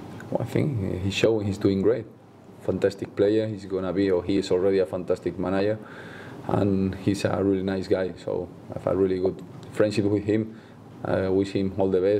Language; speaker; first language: English; non-native, fluent; Spanish